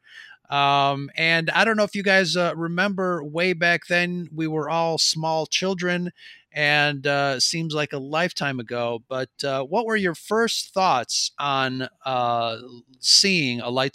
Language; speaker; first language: English; non-native, fluent; Spanish